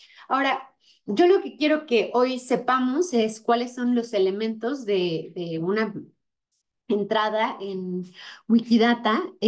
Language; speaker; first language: Spanish; native; Spanish